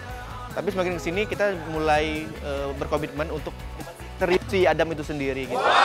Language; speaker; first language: Indonesian; native; Indonesian